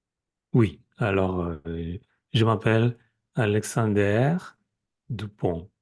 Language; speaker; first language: French; non-native, fluent; Spanish